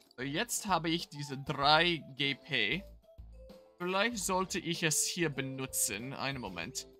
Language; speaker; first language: German; non-native, learner; English